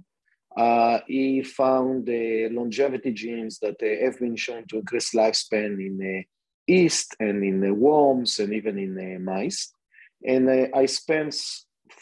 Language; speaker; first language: English; non-native, fluent; Hebrew